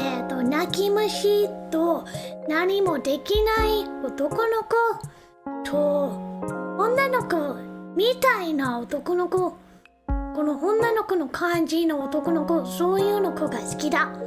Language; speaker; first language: Japanese; non-native, learner; English